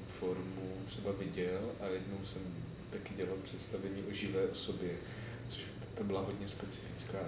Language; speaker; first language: Czech; native; Czech